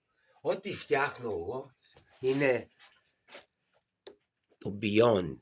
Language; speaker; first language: Greek; early bilingual, heritage; Greek